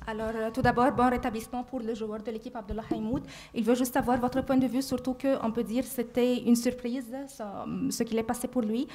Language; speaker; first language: French; non-native, fluent; Arabic